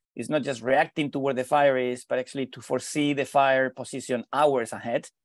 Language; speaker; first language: English; non-native, fluent; Spanish